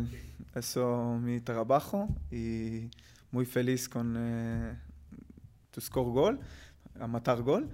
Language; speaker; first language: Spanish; non-native, learner; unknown